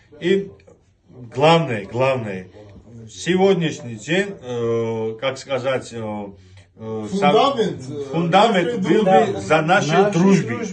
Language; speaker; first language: Russian; non-native, fluent; Georgian